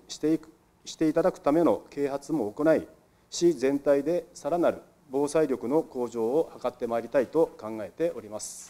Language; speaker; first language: Japanese; native; Japanese